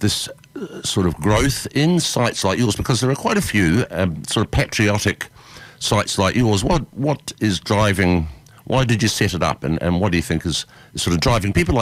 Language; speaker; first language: English; native; English